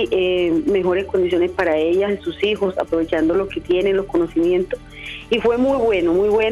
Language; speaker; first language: Spanish; native; Spanish